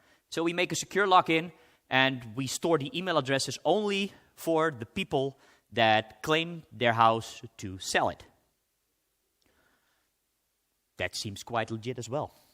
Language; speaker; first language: English; non-native, fluent; Dutch